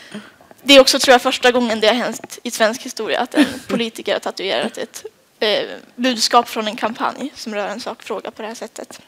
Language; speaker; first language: Swedish; native; Swedish